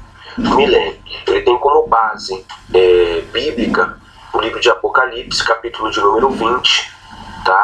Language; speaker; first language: Portuguese; native; Portuguese